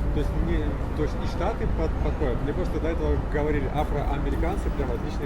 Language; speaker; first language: Russian; native; Russian